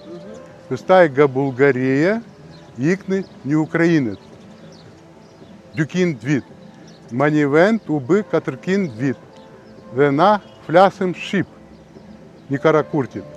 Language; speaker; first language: Albanian; early bilingual, heritage; Albanian